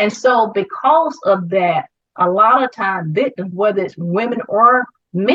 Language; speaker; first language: English; native; English